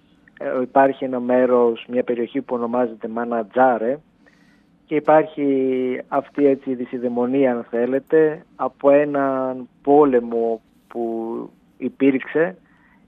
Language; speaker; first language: Greek; native; Greek